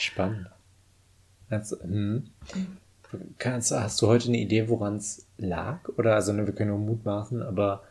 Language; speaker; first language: German; native; German